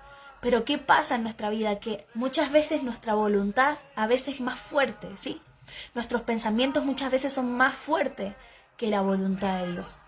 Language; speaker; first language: Spanish; native; Spanish